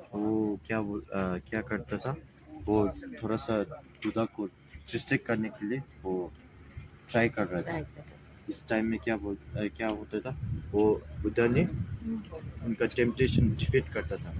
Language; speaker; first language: Hindi; non-native, fluent; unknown